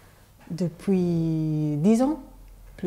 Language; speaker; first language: French; non-native, fluent; English